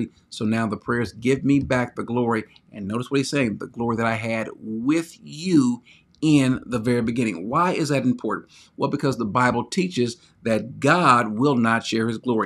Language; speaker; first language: English; native; English